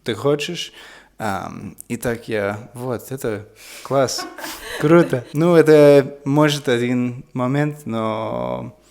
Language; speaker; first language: Russian; non-native, learner; English